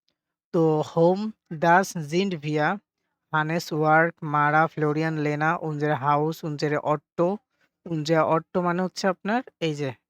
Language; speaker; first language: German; non-native, fluent; Bangla